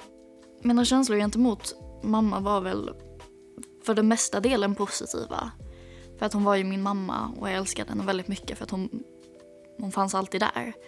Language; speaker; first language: Swedish; native; Swedish